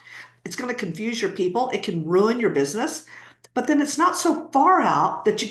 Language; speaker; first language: English; native; English